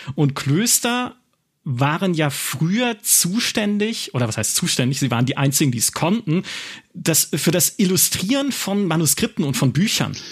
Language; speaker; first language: German; native; German